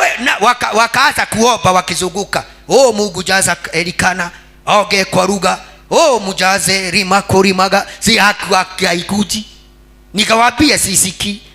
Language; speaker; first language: Swahili; non-native, local second language; Kikuyu